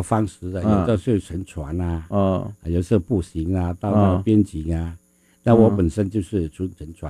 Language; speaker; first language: Chinese; non-native, fluent; Min Nan Chinese